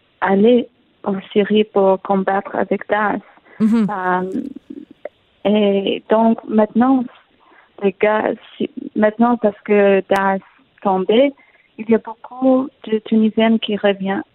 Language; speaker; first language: French; non-native, learner; Arabic